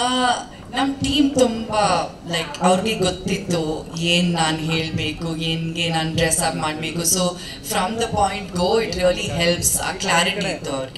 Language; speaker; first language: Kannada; non-native, learner; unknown